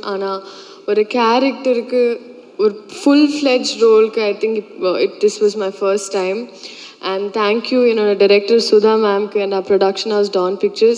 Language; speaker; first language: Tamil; non-native, fluent; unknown